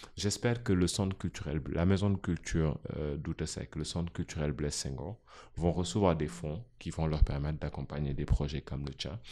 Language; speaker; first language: French; non-native, local second language; Wolof